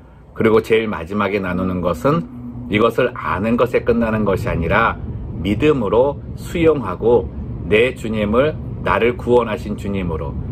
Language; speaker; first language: Korean; native; Korean